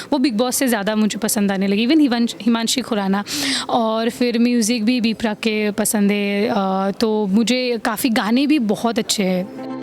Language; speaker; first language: Hindi; non-native, local second language; Assamese